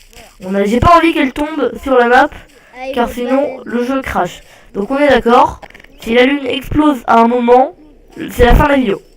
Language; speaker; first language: French; native; French